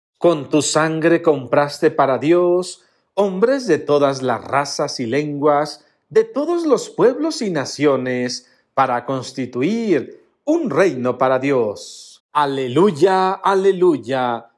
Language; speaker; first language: Spanish; native; Spanish